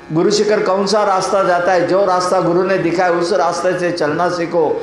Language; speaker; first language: Hindi; non-native, local second language; Marathi